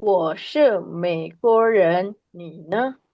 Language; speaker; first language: Chinese; non-native, learner; Indonesian